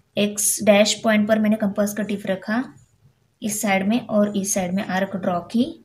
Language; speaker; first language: Hindi; non-native, local second language; Marathi